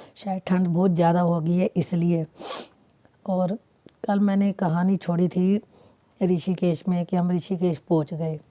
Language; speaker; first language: Hindi; non-native, local second language; Punjabi